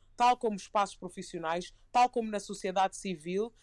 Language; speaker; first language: Portuguese; native; Portuguese